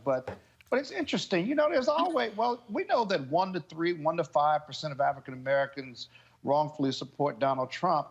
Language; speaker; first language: English; native; English